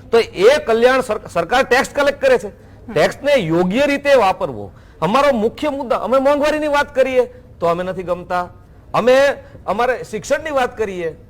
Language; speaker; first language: Gujarati; native; Gujarati